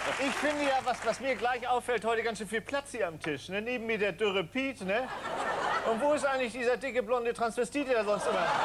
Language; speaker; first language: German; native; German